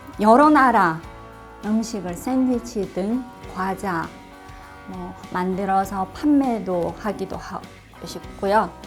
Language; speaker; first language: Korean; non-native, fluent; Russian